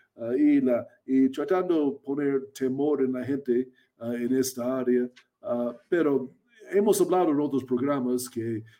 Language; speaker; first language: Spanish; non-native, fluent; English